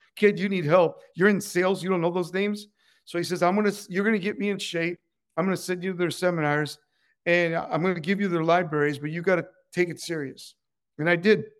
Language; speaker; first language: English; non-native, fluent; Spanish